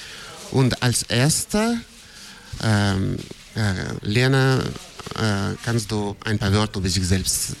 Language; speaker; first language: German; non-native, fluent; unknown